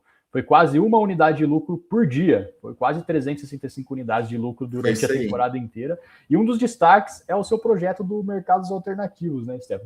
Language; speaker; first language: Portuguese; native; Portuguese